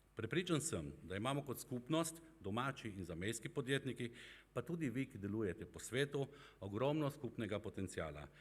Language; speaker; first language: Slovenian; native; Slovenian